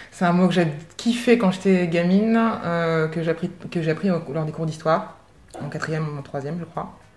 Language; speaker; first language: French; native; French